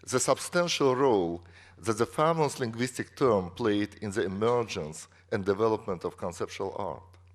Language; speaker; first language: English; non-native, fluent; Russian